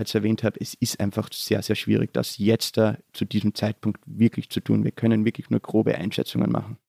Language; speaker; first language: German; native; German